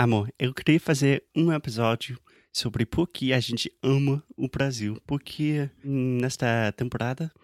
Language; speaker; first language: Portuguese; non-native, fluent; English